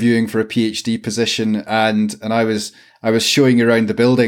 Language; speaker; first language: English; native; English